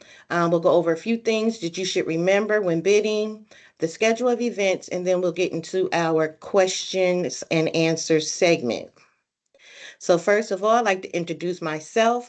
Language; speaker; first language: English; native; English